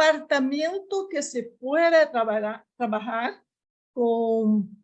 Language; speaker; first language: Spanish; non-native, learner; Portuguese